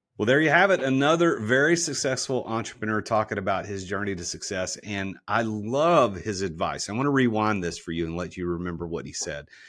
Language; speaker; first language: English; native; English